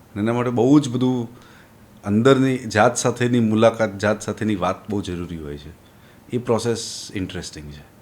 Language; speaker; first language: Gujarati; non-native, local second language; Marwari